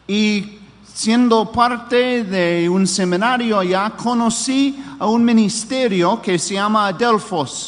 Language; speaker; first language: Spanish; non-native, fluent; English